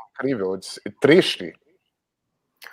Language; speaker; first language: Portuguese; non-native, learner; English